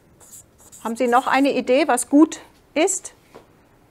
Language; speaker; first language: German; non-native, fluent; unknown